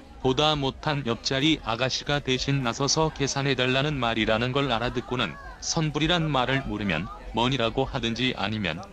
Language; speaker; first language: Korean; native; Korean